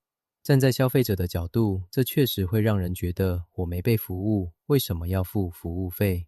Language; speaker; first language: Chinese; native; Chinese